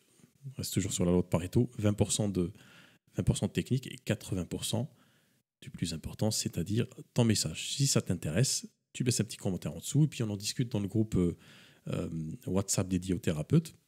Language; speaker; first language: French; native; French